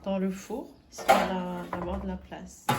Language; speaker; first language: French; native; French